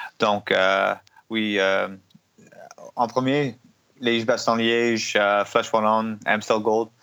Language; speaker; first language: French; non-native, learner; English